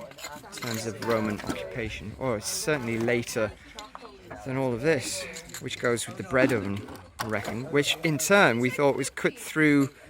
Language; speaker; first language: English; native; English